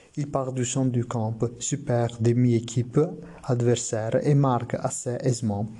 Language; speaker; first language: French; non-native, learner; Italian